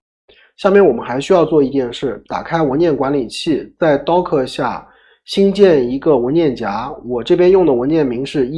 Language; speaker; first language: Chinese; native; Chinese